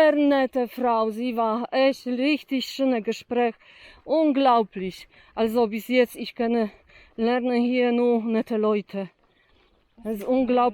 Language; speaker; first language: German; non-native, learner; Polish